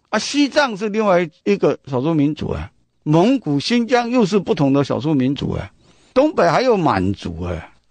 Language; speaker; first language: Chinese; non-native, local second language; Min Nan Chinese